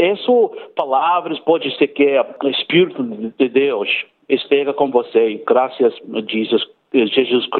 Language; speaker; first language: Portuguese; non-native, learner; English